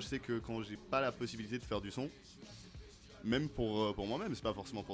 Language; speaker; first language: French; non-native, fluent; English